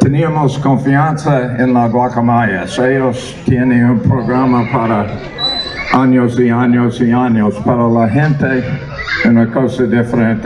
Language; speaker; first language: Spanish; non-native, learner; English